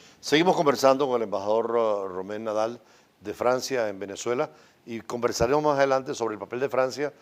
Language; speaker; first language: Spanish; native; Spanish